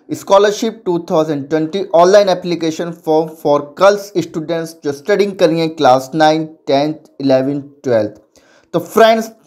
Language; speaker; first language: Hindi; native; Hindi